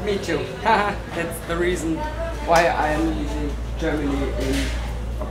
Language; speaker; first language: English; non-native, learner; German